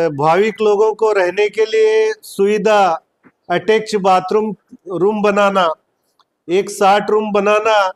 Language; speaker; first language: Hindi; non-native, local second language; Urdu